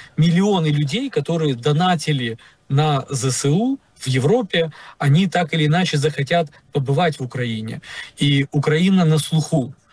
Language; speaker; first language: Russian; non-native, local second language; Ukrainian